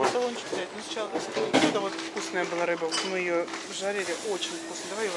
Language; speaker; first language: Russian; native; Russian